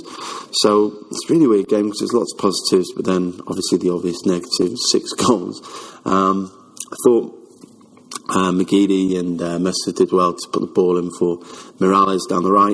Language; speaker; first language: English; native; English